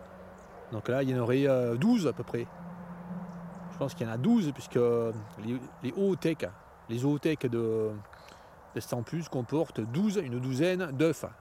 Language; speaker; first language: French; native; French